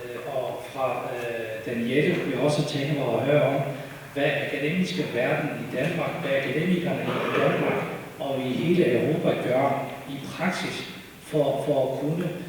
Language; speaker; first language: Danish; non-native, fluent; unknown